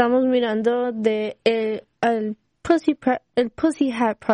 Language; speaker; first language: Spanish; early bilingual, heritage; Spanish